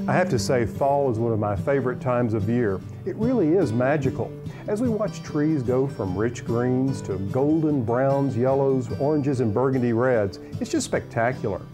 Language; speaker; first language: English; native; English